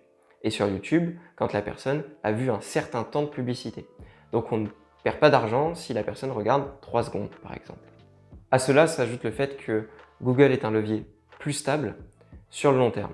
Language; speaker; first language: French; native; French